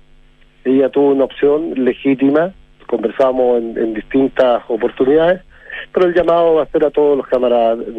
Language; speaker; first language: Spanish; native; Spanish